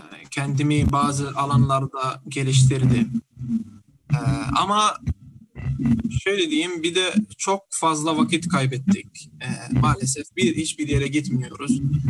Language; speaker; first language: Turkish; non-native, fluent; Arabic